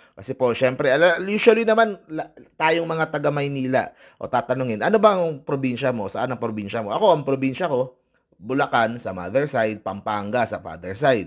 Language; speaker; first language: Filipino; native; Filipino